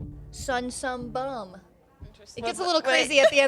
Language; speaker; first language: English; native; English